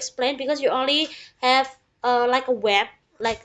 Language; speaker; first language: English; non-native, learner; Indonesian